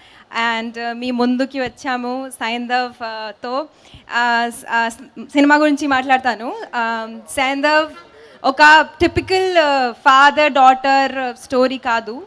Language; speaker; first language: Telugu; non-native, learner; Hindi